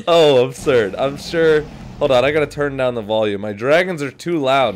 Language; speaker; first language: English; native; English